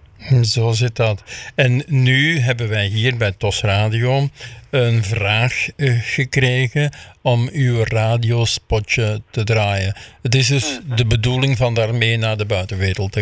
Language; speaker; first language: Dutch; native; Dutch